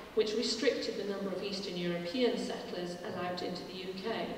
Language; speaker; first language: English; native; English